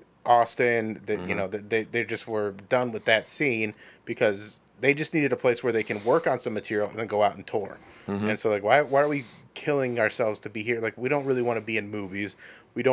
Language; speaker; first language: English; native; English